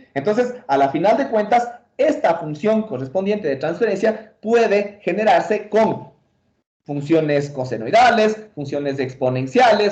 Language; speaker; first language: Spanish; native; Spanish